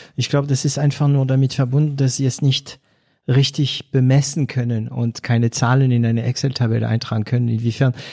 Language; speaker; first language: German; non-native, fluent; French